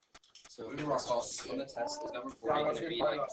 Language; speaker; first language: English; native; English